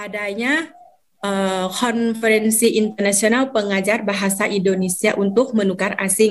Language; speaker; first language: Indonesian; non-native, fluent; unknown